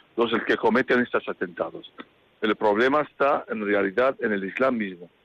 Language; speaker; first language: Spanish; non-native, fluent; Arabic